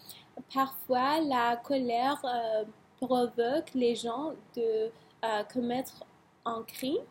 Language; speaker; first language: French; non-native, learner; English